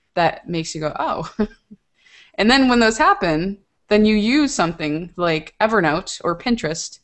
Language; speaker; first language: English; native; English